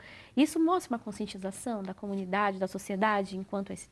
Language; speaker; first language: Portuguese; native; Portuguese